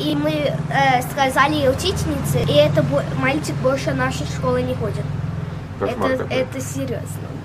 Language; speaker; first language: Russian; early bilingual, heritage; Russian